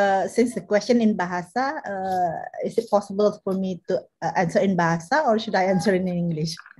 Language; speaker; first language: English; non-native, fluent; Indonesian